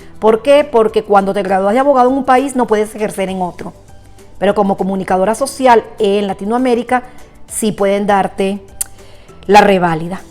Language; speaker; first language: Spanish; native; Spanish